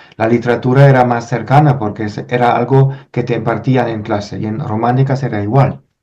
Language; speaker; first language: Spanish; non-native, fluent; German